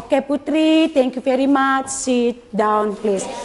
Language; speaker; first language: English; non-native, learner; Indonesian